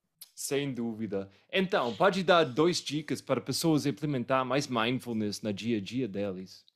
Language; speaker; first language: Portuguese; non-native, fluent; English